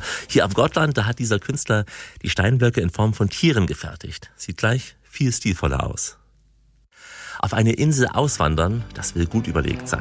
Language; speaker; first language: German; native; German